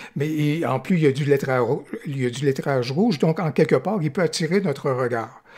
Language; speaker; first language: French; native; French